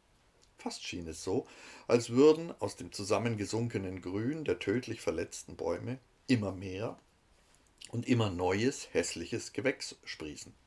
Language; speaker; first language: German; native; German